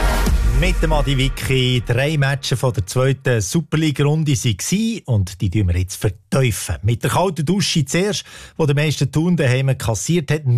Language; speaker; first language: German; native; German